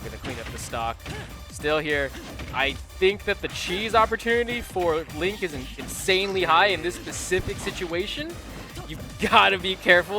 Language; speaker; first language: English; native; English